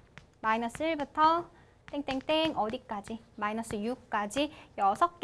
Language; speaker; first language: Korean; native; Korean